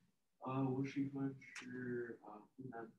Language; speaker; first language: Chinese; non-native, learner; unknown